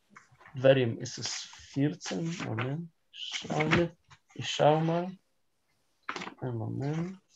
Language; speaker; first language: German; non-native, learner; Russian